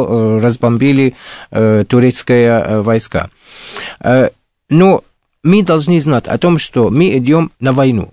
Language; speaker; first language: Russian; non-native, fluent; Arabic